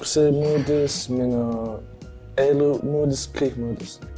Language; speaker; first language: Estonian; non-native, learner; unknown